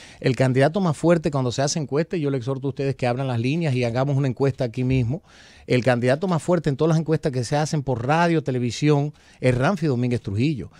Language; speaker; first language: Spanish; early bilingual, heritage; Spanish